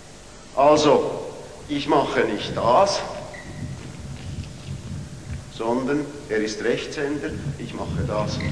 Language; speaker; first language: German; non-native, fluent; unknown